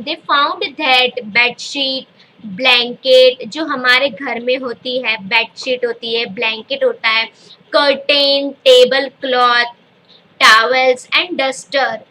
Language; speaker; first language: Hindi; native; Hindi